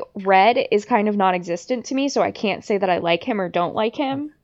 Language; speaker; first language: English; native; English